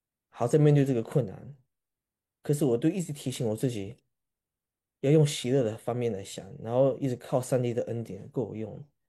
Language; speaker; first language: Chinese; early bilingual, heritage; Chinese